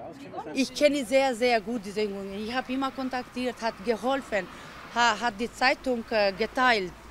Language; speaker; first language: German; non-native, learner; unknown